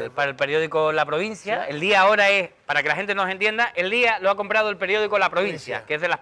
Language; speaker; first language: Spanish; native; Spanish